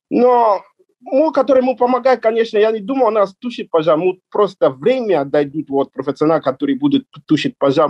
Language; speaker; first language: Russian; non-native, learner; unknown